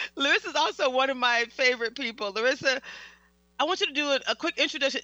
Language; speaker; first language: English; native; English